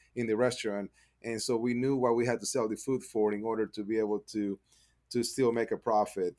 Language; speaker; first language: English; non-native, fluent; Spanish